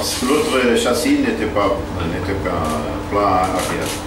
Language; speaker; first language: French; non-native, fluent; Portuguese